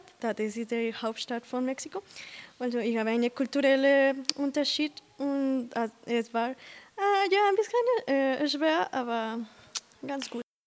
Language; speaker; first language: German; non-native, learner; Spanish